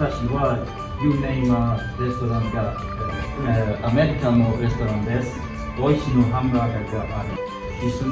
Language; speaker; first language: Japanese; non-native, learner; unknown